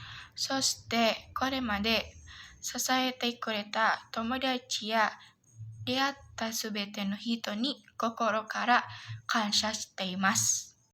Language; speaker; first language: Japanese; non-native, learner; Indonesian